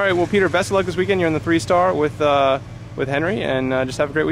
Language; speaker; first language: English; native; English